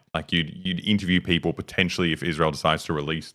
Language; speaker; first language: English; native; English